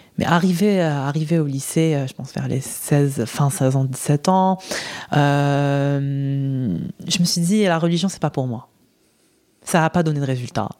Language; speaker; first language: French; non-native, local second language; Arabic